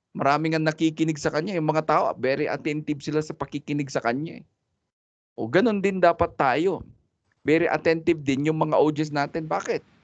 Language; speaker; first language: Filipino; non-native, local second language; Cebuano